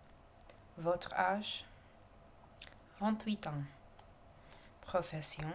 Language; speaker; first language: French; non-native, learner; English